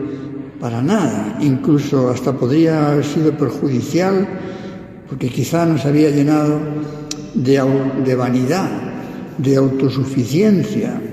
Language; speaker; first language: Spanish; native; Spanish